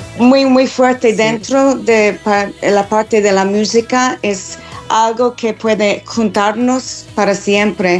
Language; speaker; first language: Spanish; non-native, fluent; English